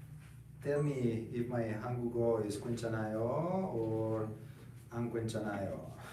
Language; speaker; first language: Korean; non-native, learner; Italian